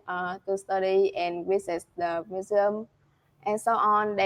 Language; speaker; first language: English; non-native, learner; Vietnamese